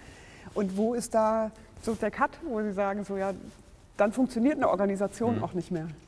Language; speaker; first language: German; native; German